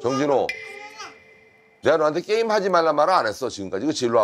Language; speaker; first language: Korean; native; Korean